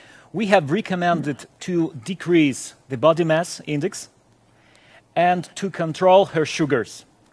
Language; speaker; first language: English; non-native, fluent; Ukrainian